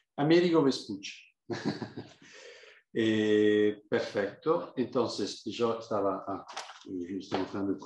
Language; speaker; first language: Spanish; non-native, fluent; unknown